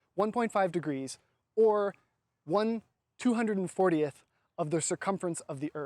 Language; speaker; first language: English; native; English